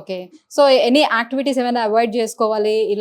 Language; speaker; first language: Telugu; native; Telugu